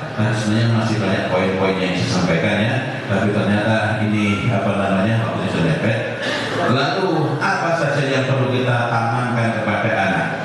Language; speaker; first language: Indonesian; native; Indonesian